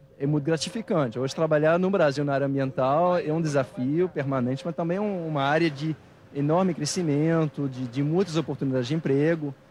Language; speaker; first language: Portuguese; non-native, fluent; French